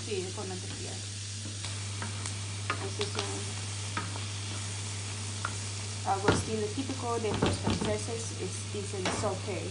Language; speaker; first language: Spanish; non-native, learner; English